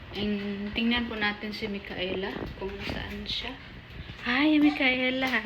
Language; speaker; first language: Filipino; non-native, local second language; Cebuano